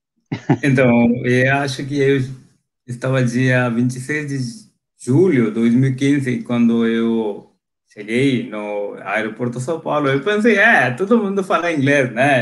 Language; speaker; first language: Portuguese; non-native, local second language; Hindi